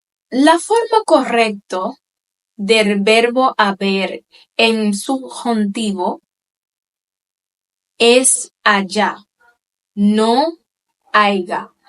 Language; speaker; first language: Spanish; non-native, fluent; Haitian Creole